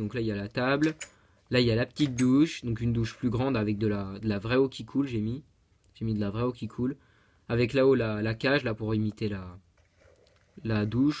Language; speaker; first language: French; native; French